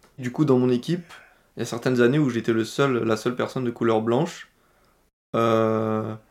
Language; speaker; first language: French; native; French